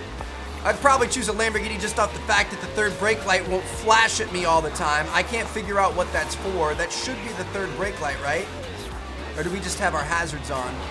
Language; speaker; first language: English; native; English